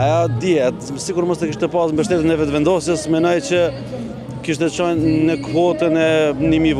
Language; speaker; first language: Albanian; native; Albanian